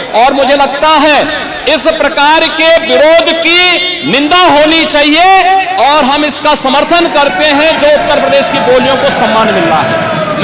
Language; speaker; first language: Hindi; native; Hindi